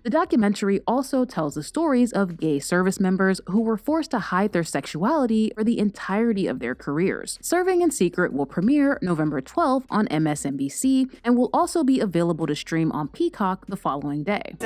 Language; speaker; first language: English; native; English